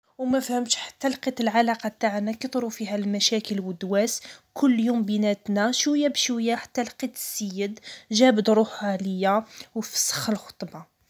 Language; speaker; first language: Arabic; non-native, local second language; Kabyle